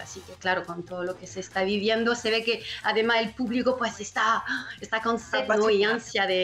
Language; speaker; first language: Spanish; non-native, fluent; French